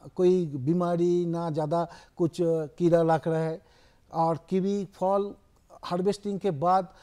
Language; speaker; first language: Hindi; non-native, local second language; Bangla